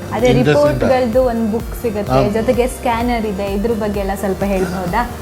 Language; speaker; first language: Kannada; native; Kannada